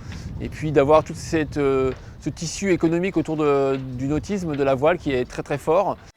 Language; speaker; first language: French; native; French